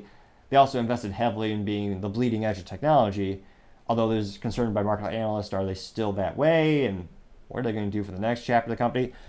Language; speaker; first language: English; native; English